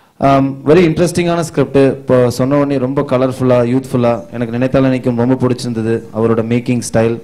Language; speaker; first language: Tamil; native; Tamil